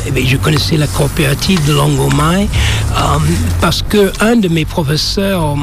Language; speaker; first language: French; non-native, fluent; English